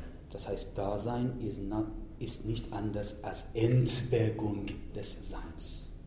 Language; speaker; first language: German; non-native, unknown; Persian